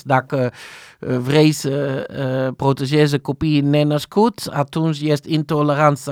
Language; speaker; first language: Romanian; non-native, learner; Dutch